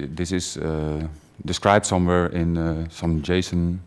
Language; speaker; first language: English; non-native, fluent; Dutch